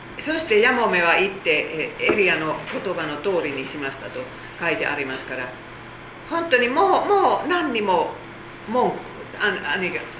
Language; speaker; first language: Japanese; non-native, fluent; Korean